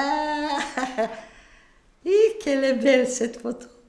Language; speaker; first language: French; non-native, local second language; Macedonian